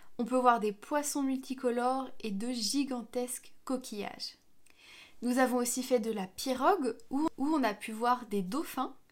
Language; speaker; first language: French; native; French